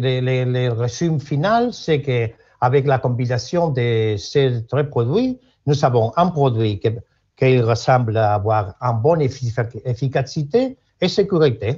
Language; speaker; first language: French; non-native, learner; Spanish